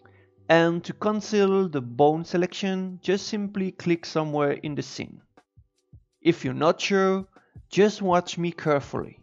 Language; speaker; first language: English; non-native, fluent; French